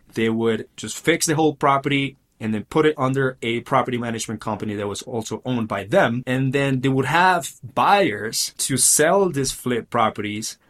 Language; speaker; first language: English; early bilingual, other home language; Spanish